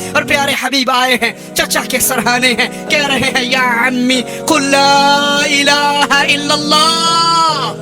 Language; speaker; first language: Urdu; non-native, local second language; Punjabi